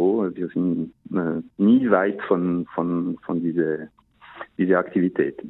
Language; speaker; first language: German; non-native, local second language; French